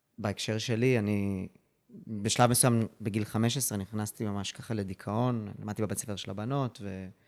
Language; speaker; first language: Hebrew; early bilingual, other home language; English